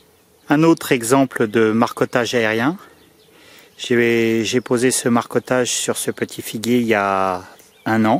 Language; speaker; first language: French; native; French